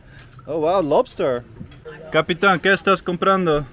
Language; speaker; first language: Spanish; non-native, learner; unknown